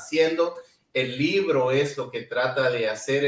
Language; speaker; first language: Spanish; non-native, local second language; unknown